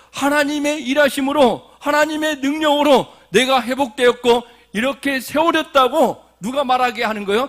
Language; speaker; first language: Korean; native; Korean